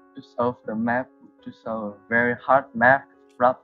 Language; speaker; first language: English; non-native, learner; Vietnamese